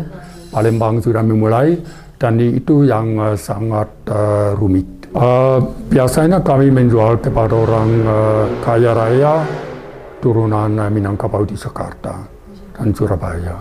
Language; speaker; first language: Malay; non-native, fluent; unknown